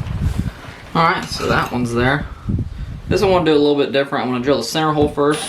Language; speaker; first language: English; native; English